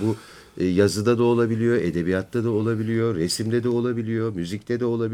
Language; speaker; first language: Turkish; native; Turkish